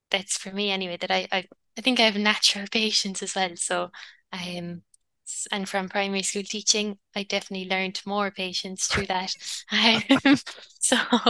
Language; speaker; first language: English; non-native, local second language; Irish